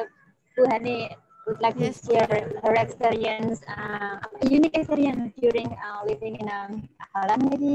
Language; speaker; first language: English; non-native, learner; Indonesian